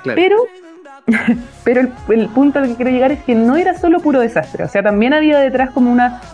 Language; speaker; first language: Spanish; native; Spanish